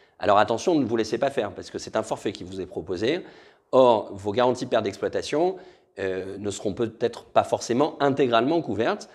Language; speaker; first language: French; native; French